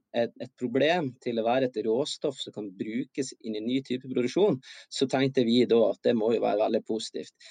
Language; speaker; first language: Norwegian; native; Norwegian